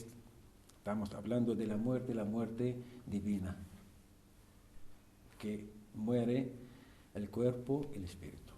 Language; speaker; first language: Spanish; non-native, fluent; Arabic